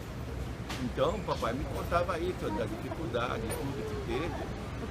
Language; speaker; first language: Portuguese; early bilingual, other home language; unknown